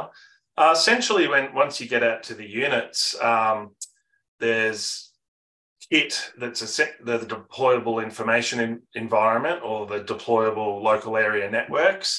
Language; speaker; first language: English; native; English